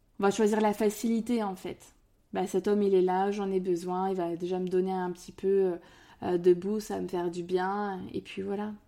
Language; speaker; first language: French; native; French